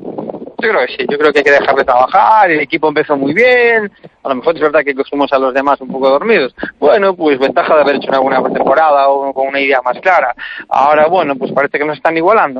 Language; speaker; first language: Spanish; native; Spanish